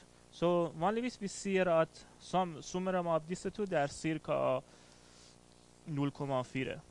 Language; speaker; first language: Swedish; non-native, fluent; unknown